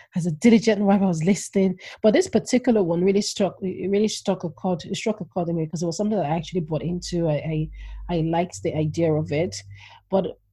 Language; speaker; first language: English; non-native, local second language; Yoruba